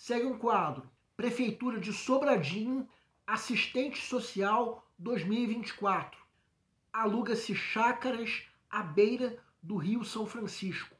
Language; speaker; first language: Portuguese; native; Portuguese